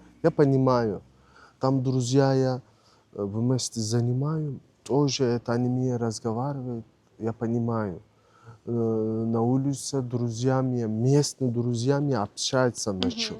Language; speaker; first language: Russian; non-native, learner; Turkish